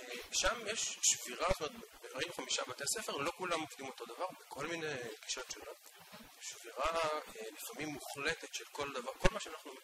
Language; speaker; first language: Hebrew; native; Hebrew